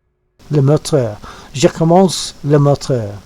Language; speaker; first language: French; non-native, learner; English